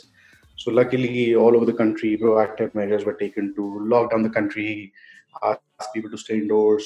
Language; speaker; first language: English; non-native, local second language; Hindi